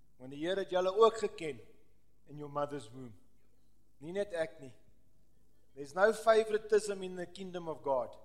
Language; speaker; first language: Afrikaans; non-native, local second language; English